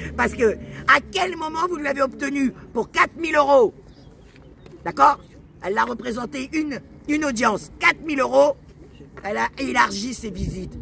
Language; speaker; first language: French; native; French